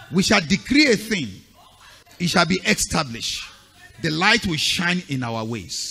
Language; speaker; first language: English; non-native, local second language; Yoruba